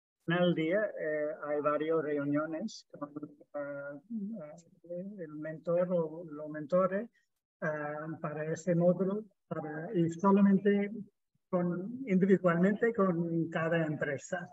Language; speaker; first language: Spanish; non-native, fluent; English